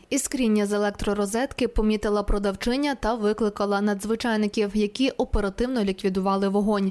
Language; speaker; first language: Ukrainian; native; Ukrainian